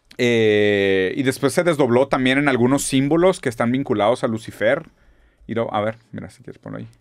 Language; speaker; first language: Spanish; non-native, fluent; German